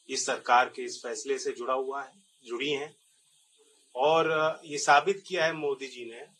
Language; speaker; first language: Hindi; native; Hindi